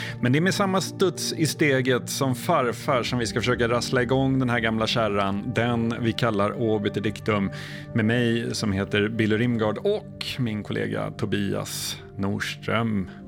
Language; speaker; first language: Swedish; native; Swedish